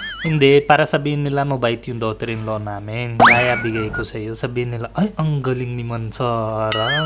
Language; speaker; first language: Filipino; non-native, learner; Hindi